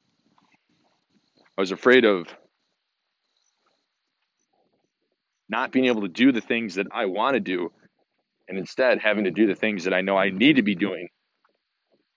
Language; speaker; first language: English; native; English